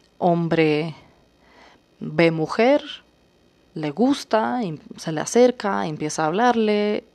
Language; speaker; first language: Spanish; non-native, fluent; Russian